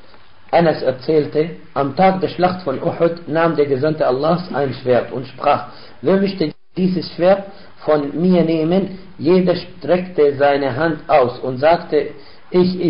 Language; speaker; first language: German; non-native, fluent; Arabic